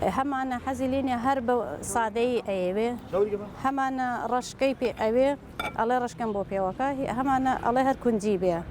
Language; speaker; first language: Central Kurdish; native; Central Kurdish